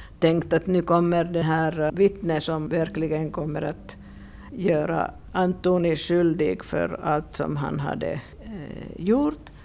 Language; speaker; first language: Swedish; non-native, local second language; Finnish